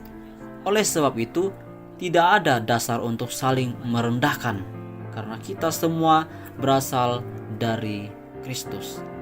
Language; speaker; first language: Indonesian; native; Indonesian